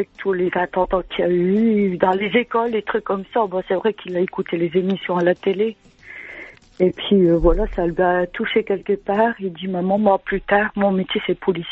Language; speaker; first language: French; native; French